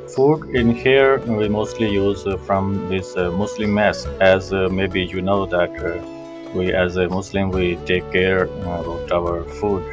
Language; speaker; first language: English; non-native, local second language; Punjabi